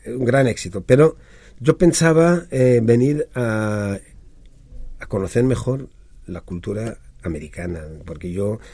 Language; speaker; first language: Spanish; early bilingual, other home language; Hebrew